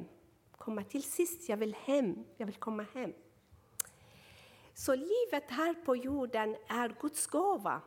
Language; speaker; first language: Swedish; non-native, fluent; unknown